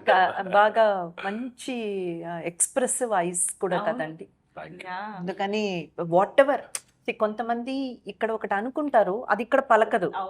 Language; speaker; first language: Telugu; native; Telugu